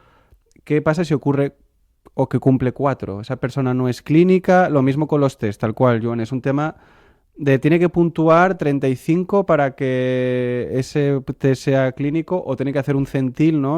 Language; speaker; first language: Spanish; non-native, local second language; Catalan